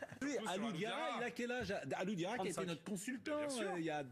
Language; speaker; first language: French; native; French